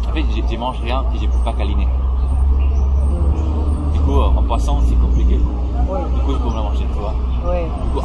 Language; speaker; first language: French; non-native, fluent; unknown